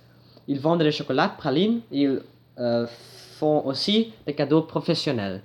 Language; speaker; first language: French; non-native, learner; Dutch